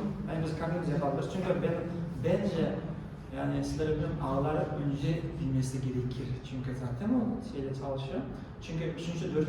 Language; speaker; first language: Turkish; non-native, learner; Kazakh